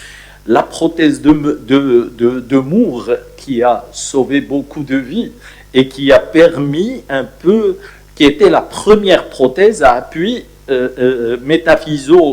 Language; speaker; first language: French; non-native, local second language; Arabic